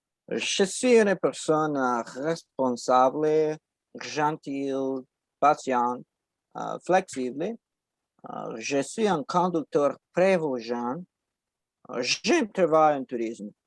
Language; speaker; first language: French; non-native, learner; Spanish